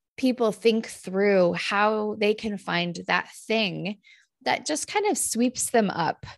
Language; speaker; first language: English; native; English